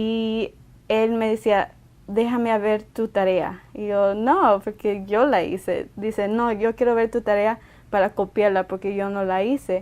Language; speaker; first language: Spanish; early bilingual, other home language; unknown